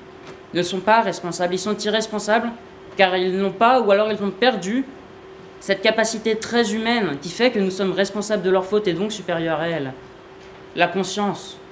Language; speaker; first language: French; native; French